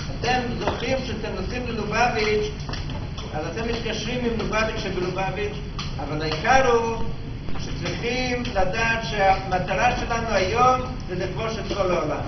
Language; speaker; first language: Hebrew; non-native, fluent; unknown